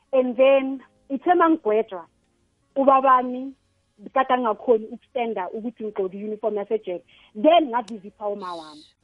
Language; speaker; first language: Zulu; non-native, local second language; Northern Sotho